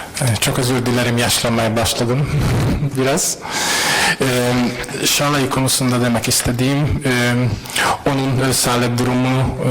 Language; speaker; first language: Turkish; non-native, fluent; Hungarian